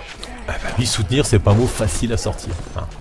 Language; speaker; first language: French; native; French